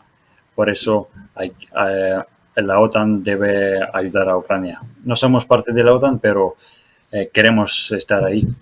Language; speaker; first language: Spanish; non-native, fluent; Ukrainian